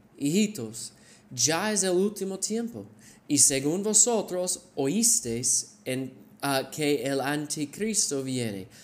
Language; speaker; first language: Spanish; non-native, fluent; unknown